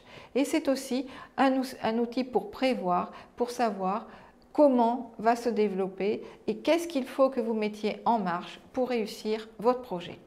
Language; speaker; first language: French; native; French